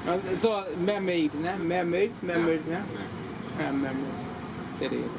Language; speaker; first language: English; non-native, learner; Portuguese